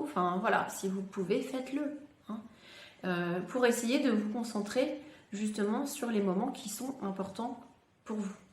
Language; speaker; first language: French; native; French